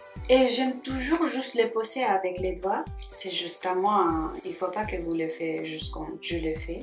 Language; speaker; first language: French; non-native, fluent; Spanish